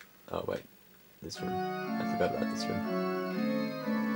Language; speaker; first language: English; native; English